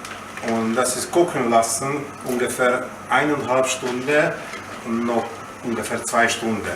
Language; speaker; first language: German; non-native, learner; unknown